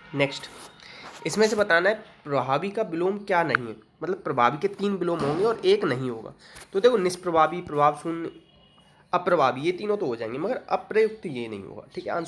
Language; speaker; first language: Hindi; native; Hindi